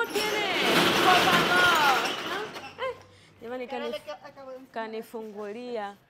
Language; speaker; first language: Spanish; non-native, learner; Swahili